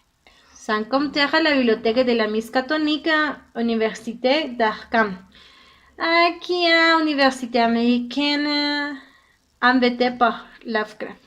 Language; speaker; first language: French; non-native, learner; Spanish